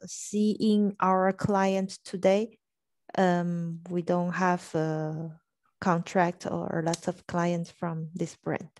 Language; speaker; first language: English; non-native, fluent; French